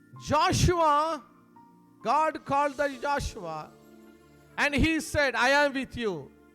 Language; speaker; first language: English; non-native, local second language; Telugu